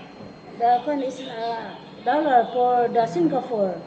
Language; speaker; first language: English; non-native, local second language; Cebuano